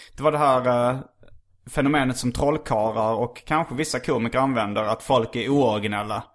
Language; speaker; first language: Swedish; native; Swedish